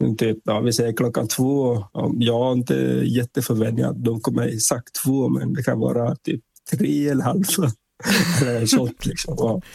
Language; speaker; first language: Swedish; non-native, fluent; Vietnamese